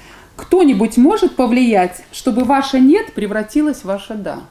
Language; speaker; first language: Russian; native; Russian